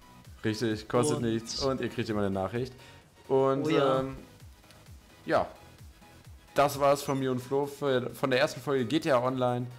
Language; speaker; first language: German; native; German